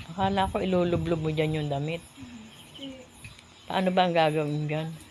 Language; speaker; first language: Filipino; native; Filipino